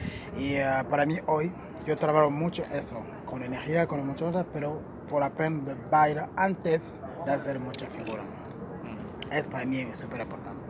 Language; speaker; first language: Spanish; non-native, learner; Portuguese